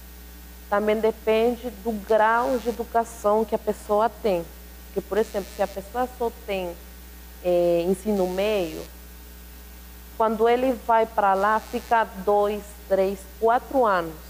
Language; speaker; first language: Portuguese; non-native, fluent; Spanish